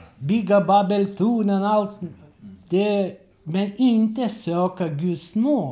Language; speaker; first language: Swedish; non-native, learner; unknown